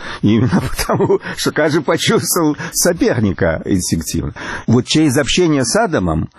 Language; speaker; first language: Russian; native; Russian